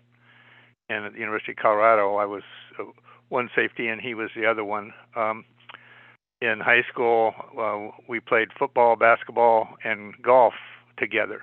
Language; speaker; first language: English; native; English